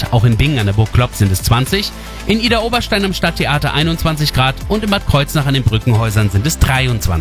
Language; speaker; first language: German; native; German